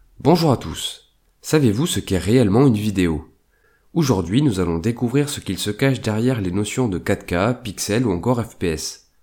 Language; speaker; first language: French; native; French